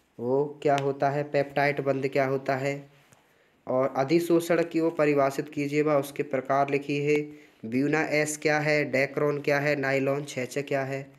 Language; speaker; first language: Hindi; native; Hindi